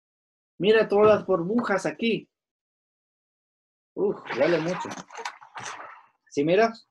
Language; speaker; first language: Spanish; early bilingual, heritage; Spanish